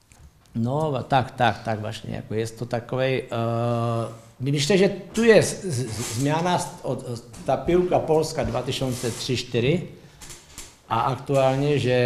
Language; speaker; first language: Polish; non-native, learner; Czech